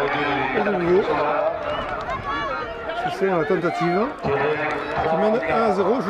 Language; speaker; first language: French; native; French